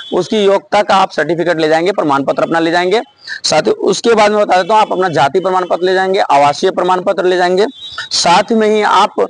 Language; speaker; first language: Hindi; native; Hindi